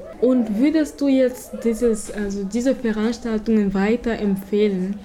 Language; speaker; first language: German; non-native, fluent; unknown